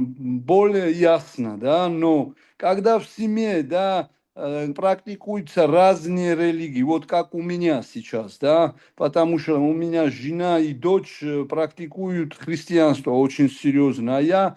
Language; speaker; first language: Russian; non-native, local second language; Georgian